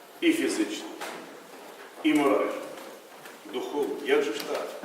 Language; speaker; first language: Ukrainian; native; Ukrainian